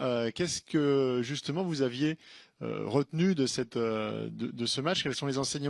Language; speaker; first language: French; native; French